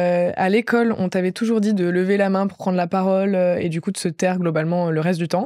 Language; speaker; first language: French; native; French